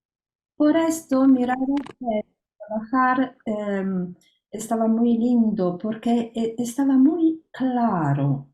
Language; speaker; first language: Spanish; non-native, learner; Italian